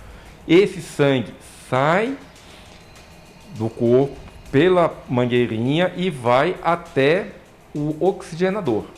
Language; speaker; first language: Portuguese; native; Portuguese